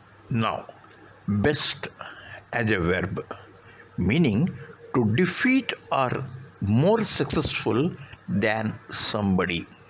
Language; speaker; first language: English; non-native, local second language; Telugu